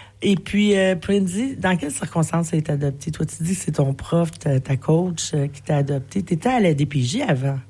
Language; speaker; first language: French; native; French